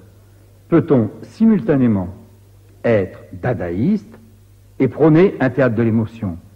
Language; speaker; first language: French; native; French